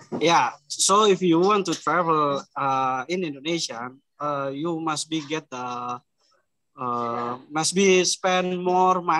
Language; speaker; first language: English; non-native, learner; Indonesian